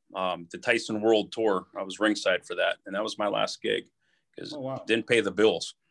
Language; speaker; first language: English; native; English